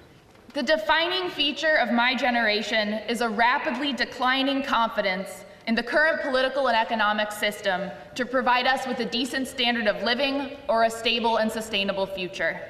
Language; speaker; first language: English; native; English